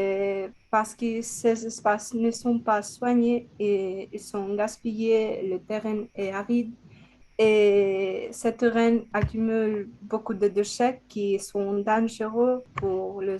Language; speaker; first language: French; non-native, learner; Spanish